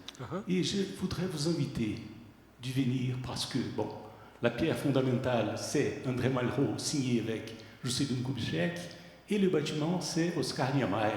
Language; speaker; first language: French; non-native, fluent; Portuguese